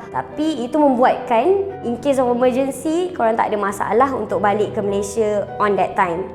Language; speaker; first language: Malay; native; Malay